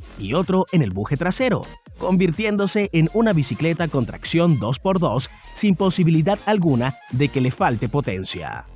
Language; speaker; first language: Spanish; native; Spanish